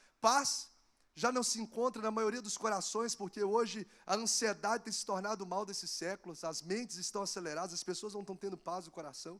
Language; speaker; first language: Portuguese; native; Portuguese